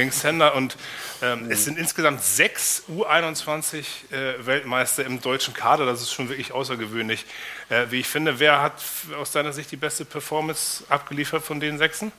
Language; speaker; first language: German; native; German